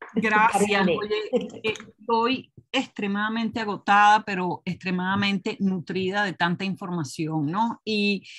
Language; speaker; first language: Spanish; native; Spanish